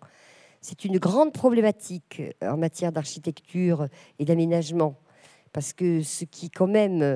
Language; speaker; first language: French; native; French